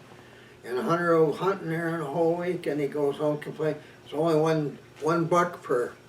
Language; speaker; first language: English; native; English